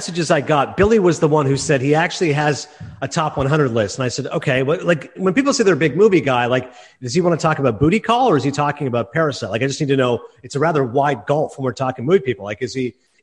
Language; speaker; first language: English; native; English